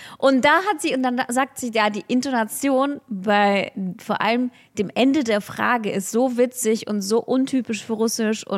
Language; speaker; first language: German; early bilingual, other home language; Russian